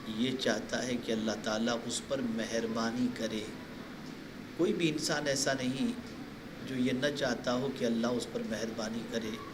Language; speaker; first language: Urdu; native; Urdu